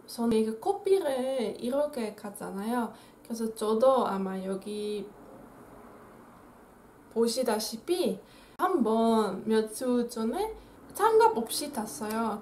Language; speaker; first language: Korean; non-native, fluent; Dutch